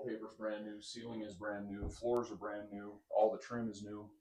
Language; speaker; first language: English; native; English